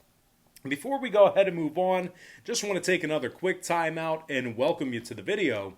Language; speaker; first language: English; native; English